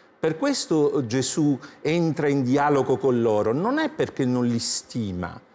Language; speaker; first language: Italian; native; Italian